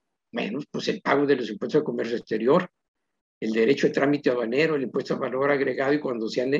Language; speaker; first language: Spanish; native; Spanish